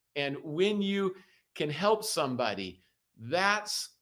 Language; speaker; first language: English; native; English